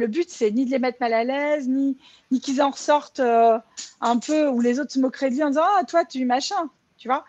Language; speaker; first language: French; native; French